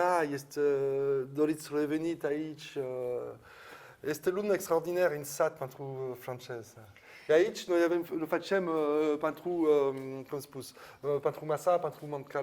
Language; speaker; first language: Romanian; non-native, learner; French